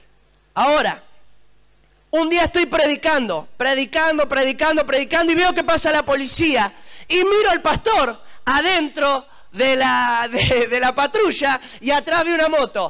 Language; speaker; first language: Spanish; native; Spanish